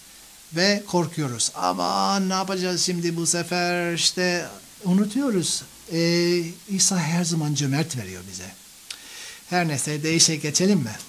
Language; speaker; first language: Turkish; non-native, fluent; English